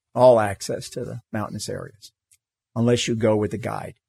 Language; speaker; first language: English; native; English